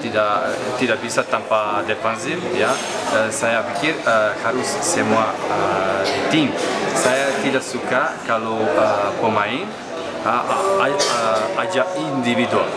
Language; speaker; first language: Indonesian; non-native, learner; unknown